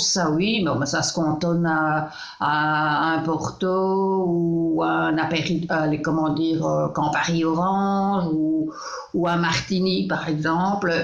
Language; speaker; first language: French; native; French